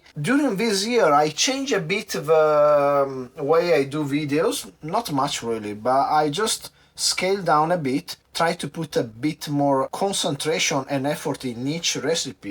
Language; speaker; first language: English; non-native, fluent; Italian